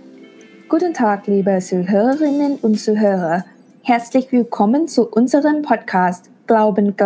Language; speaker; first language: German; non-native, fluent; Thai